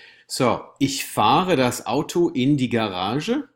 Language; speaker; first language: German; non-native, fluent; English